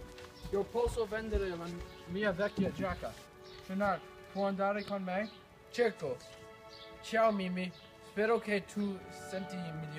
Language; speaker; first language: Italian; non-native, learner; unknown